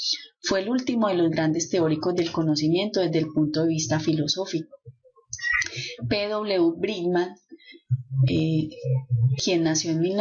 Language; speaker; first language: Spanish; native; Spanish